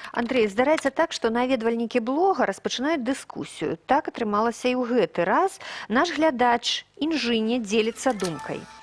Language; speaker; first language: Belarusian; native; Belarusian